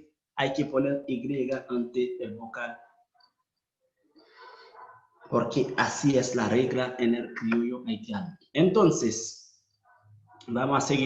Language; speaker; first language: Spanish; non-native, fluent; Haitian Creole